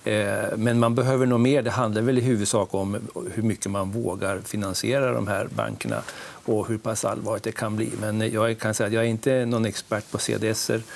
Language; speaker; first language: Swedish; native; Swedish